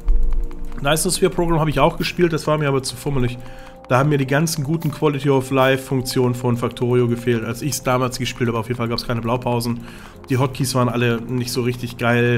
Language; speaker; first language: German; native; German